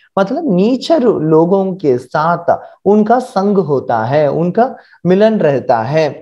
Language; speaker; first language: Hindi; non-native, local second language; Marathi